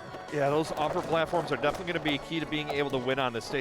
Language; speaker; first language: English; native; English